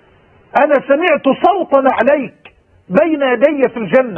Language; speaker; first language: Arabic; native; Arabic